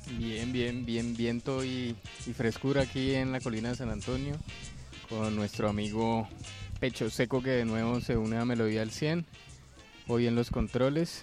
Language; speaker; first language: Spanish; native; Spanish